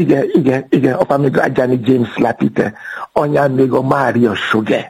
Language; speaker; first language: Hungarian; non-native, learner; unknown